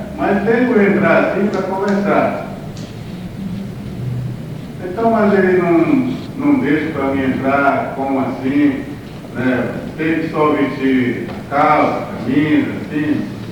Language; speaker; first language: Portuguese; non-native, local second language; Kayapó